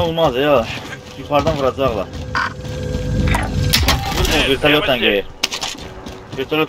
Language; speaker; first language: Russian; non-native, learner; Azerbaijani